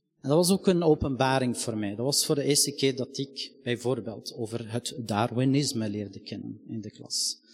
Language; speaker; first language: Dutch; non-native, fluent; Arabic